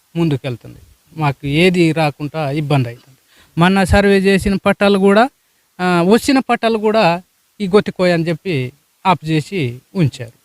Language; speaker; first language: Telugu; non-native, local second language; Koya